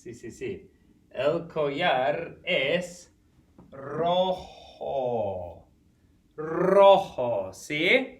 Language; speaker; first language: Spanish; non-native, fluent; English